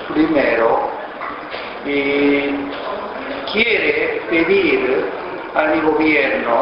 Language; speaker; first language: Spanish; non-native, fluent; Korean